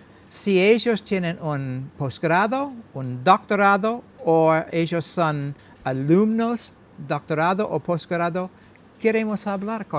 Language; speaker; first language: Spanish; non-native, learner; English